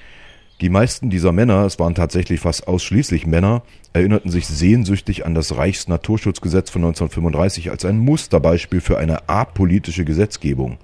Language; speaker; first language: German; native; German